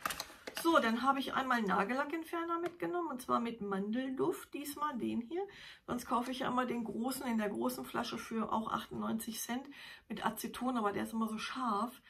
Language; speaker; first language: German; native; German